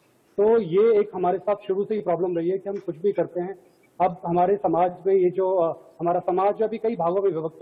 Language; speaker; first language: Hindi; native; Hindi